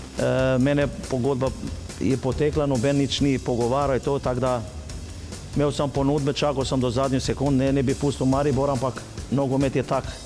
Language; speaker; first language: Slovenian; non-native, fluent; Albanian